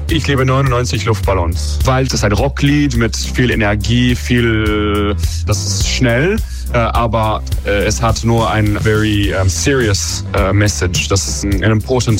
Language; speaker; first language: German; non-native, learner; English